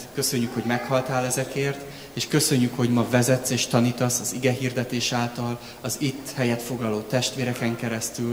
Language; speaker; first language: Hungarian; native; Hungarian